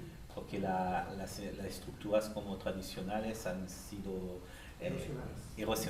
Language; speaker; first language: Spanish; native; Spanish